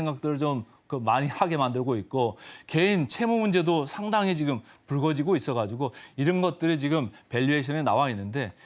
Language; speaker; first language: Korean; native; Korean